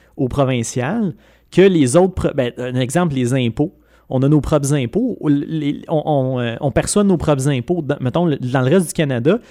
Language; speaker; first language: French; native; French